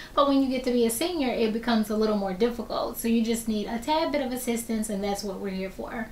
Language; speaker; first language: English; native; English